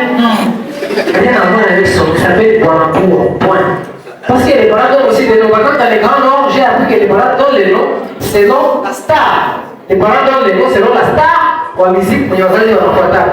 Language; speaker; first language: French; non-native, local second language; Swahili